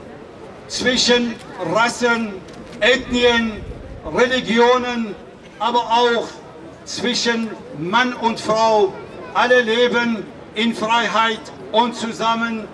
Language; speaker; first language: German; non-native, fluent; Kurdish